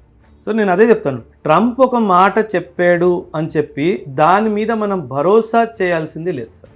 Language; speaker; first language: Telugu; non-native, local second language; Punjabi